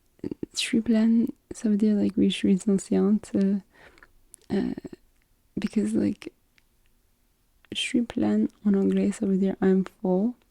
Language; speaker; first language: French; non-native, learner; English